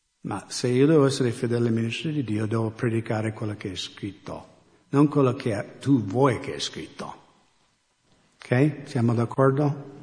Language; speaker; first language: Italian; non-native, fluent; English